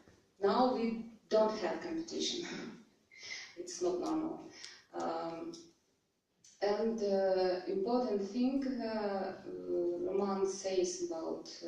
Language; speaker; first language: English; non-native, learner; Russian